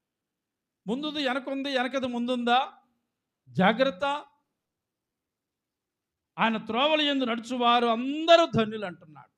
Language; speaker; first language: Telugu; native; Telugu